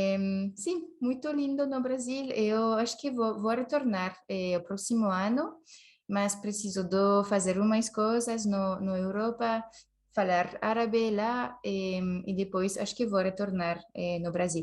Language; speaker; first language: Portuguese; non-native, learner; French